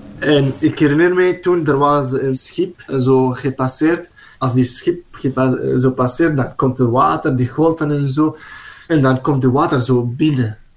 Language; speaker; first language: Dutch; non-native, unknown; Arabic